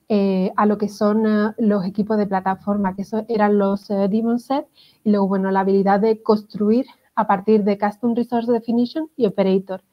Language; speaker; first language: Spanish; native; Spanish